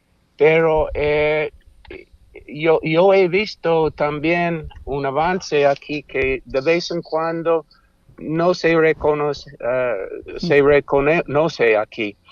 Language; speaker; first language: Spanish; non-native, fluent; English